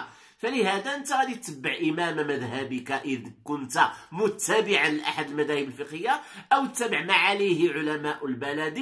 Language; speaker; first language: Arabic; native; Arabic